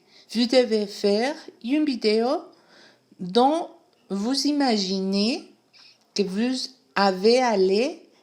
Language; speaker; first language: French; non-native, fluent; Spanish